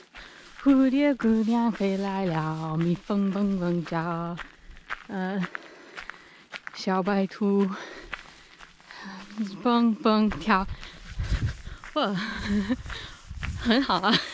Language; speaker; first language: Chinese; non-native, fluent; English